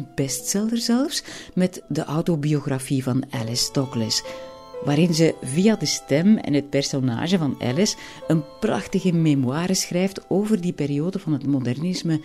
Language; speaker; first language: Dutch; native; Dutch